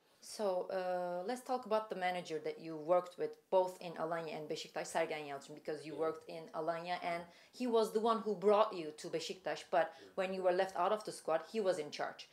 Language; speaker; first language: English; non-native, fluent; Turkish